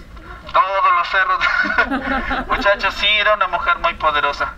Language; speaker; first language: Spanish; native; Spanish